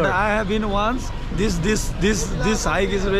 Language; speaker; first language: English; non-native, fluent; Nepali